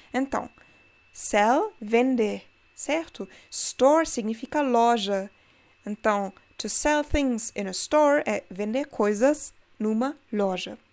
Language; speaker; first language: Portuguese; non-native, fluent; German